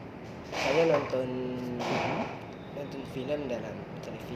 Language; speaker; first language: Indonesian; non-native, learner; Malay